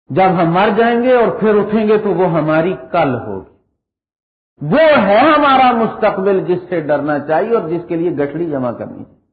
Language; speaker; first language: Urdu; native; Urdu